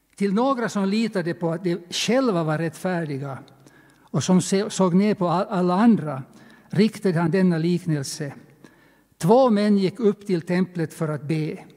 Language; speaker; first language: Swedish; native; Swedish